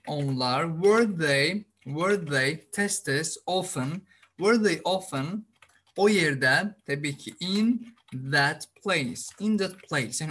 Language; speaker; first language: English; non-native, fluent; Azerbaijani